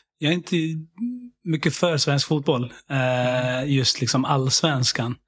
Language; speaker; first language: Swedish; early bilingual, other home language; Syriac